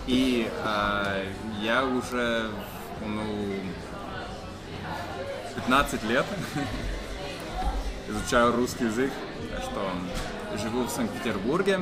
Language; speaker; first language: Russian; non-native, fluent; English